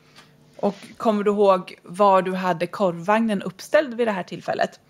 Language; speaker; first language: Swedish; native; Swedish